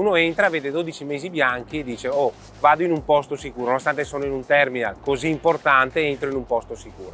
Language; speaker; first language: Italian; native; Italian